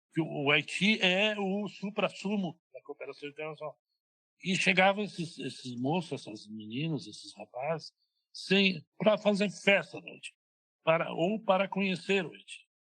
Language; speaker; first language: Portuguese; native; Portuguese